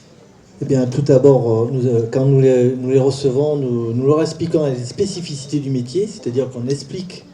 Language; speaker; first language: French; native; French